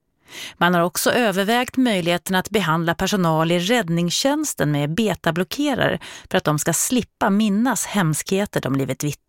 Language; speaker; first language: Swedish; native; Swedish